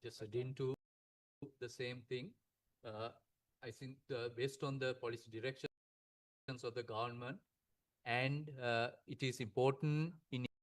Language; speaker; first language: English; non-native, local second language; Sinhala